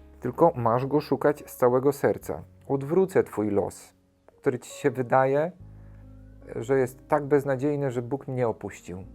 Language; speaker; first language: Polish; native; Polish